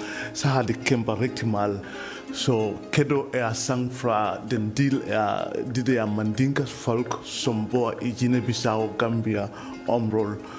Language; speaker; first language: Danish; non-native, fluent; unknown